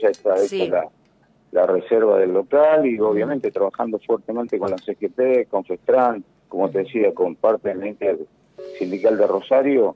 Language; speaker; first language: Spanish; native; Spanish